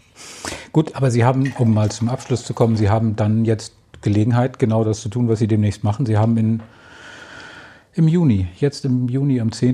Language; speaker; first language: German; native; German